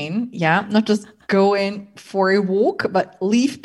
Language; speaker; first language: English; non-native, fluent; Russian